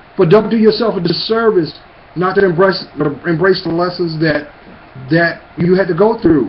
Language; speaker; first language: English; native; English